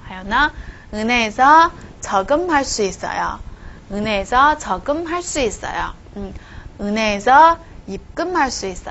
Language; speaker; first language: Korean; non-native, fluent; Chinese